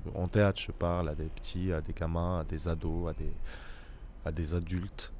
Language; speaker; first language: French; non-native, local second language; Arabic